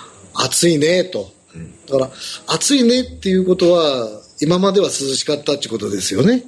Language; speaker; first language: Japanese; native; Japanese